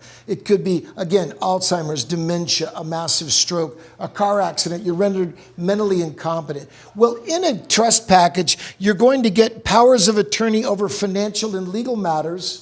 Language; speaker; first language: English; native; English